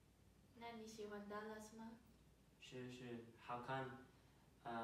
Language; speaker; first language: Chinese; early bilingual, heritage; Chinese